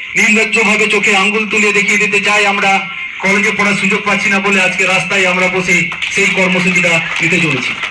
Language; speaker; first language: Bangla; non-native, local second language; Santali